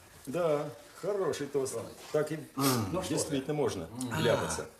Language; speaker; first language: Russian; native; Russian